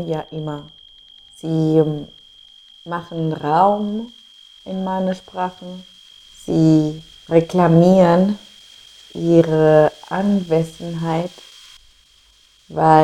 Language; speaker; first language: German; non-native, fluent; English